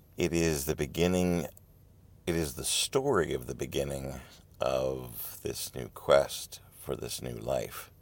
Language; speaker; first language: English; native; English